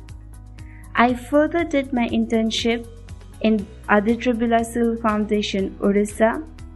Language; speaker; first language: English; non-native, local second language; Nepali